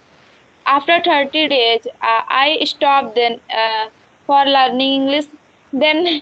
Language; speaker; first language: English; non-native, learner; Hindi